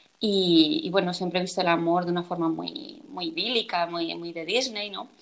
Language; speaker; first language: Spanish; native; Spanish